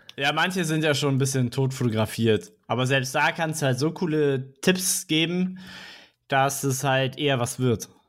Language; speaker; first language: German; native; German